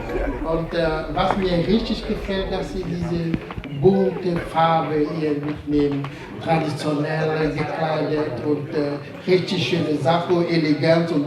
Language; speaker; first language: German; non-native, fluent; French